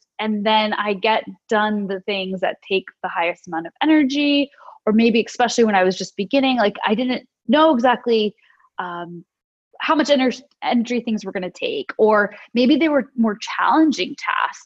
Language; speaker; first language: English; native; English